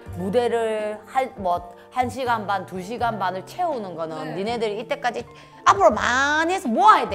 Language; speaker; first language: Korean; native; Korean